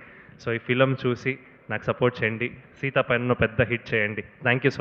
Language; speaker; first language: Telugu; non-native, learner; Kannada